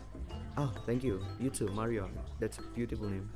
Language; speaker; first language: English; non-native, fluent; Indonesian